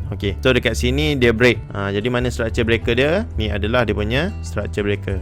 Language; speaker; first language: Malay; native; Malay